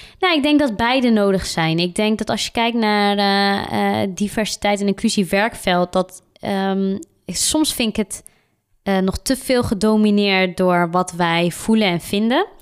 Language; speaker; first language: Dutch; early bilingual, other home language; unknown